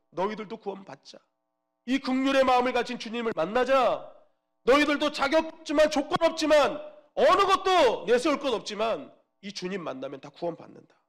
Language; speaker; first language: Korean; native; Korean